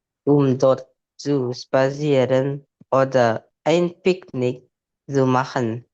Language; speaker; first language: German; non-native, learner; Indonesian